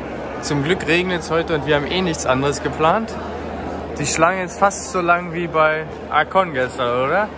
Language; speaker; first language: German; native; German